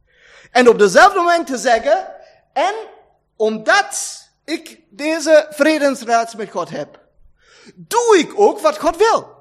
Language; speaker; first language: Dutch; non-native, learner; German